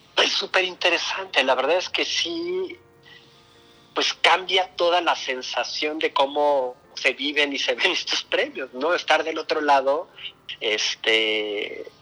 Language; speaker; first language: Spanish; native; Spanish